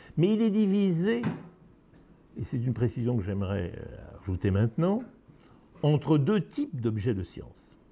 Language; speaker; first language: French; native; French